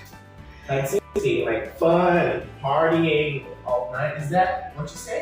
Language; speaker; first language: English; non-native, fluent; Portuguese